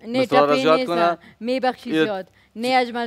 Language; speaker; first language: Persian; native; Persian